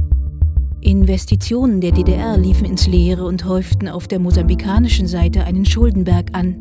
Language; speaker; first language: German; native; German